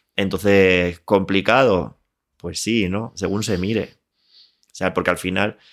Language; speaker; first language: Spanish; native; Spanish